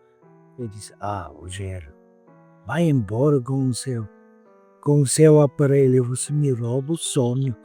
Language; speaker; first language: Portuguese; non-native, fluent; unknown